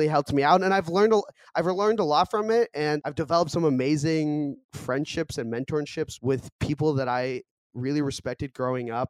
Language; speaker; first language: English; early bilingual, other home language; Korean